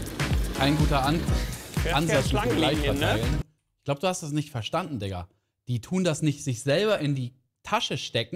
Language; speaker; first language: German; native; German